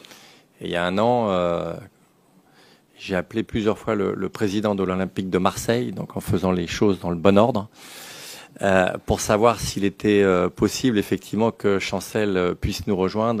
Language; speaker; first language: French; native; French